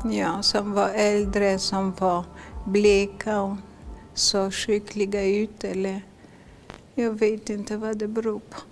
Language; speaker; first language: Swedish; non-native, fluent; Polish